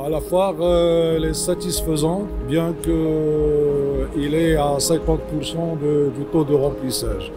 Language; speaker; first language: French; non-native, local second language; Arabic